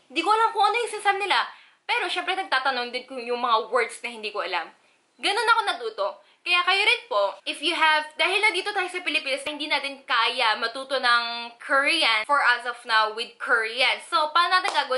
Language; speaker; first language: Filipino; early bilingual, other home language; Korean